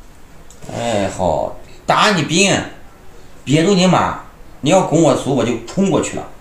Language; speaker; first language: Chinese; native; Chinese